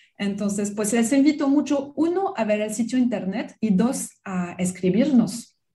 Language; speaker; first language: Spanish; non-native, fluent; French